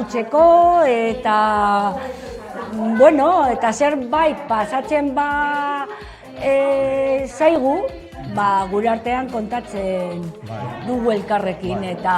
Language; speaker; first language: Basque; non-native, local second language; Spanish